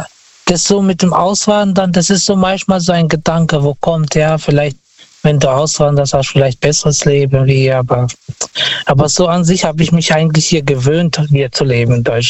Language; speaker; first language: German; non-native, fluent; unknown